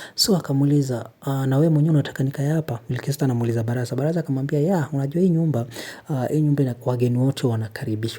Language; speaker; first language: Swahili; native; Swahili